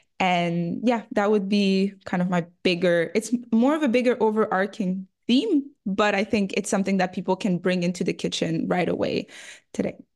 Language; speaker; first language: English; early bilingual, other home language; French